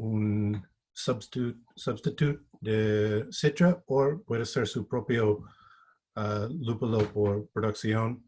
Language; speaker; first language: Spanish; non-native, fluent; English